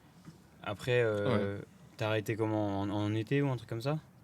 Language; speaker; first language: French; native; French